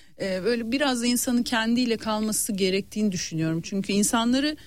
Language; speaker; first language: Turkish; native; Turkish